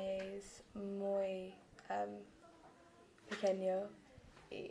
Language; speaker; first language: Spanish; non-native, learner; English